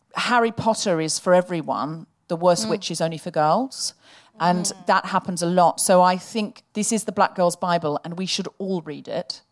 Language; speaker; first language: English; native; English